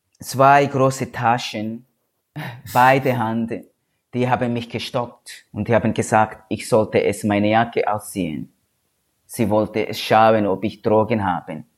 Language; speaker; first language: German; non-native, learner; Swahili